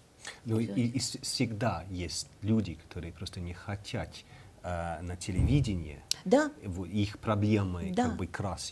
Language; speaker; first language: Russian; non-native, fluent; English